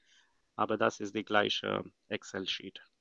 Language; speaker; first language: German; non-native, fluent; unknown